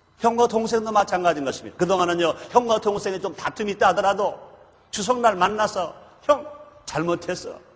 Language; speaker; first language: Korean; native; Korean